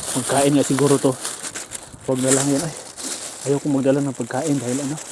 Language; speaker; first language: Filipino; non-native, local second language; Cebuano